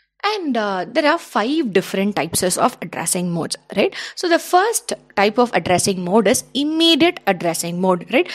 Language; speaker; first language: English; non-native, local second language; Tamil